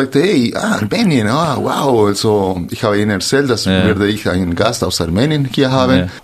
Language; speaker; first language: German; non-native, fluent; Spanish